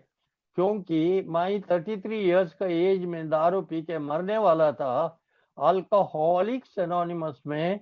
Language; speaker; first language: Hindi; non-native, local second language; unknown